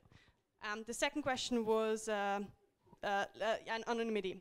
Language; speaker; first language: English; non-native, fluent; German